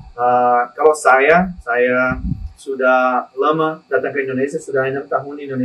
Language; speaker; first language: Indonesian; non-native, learner; Spanish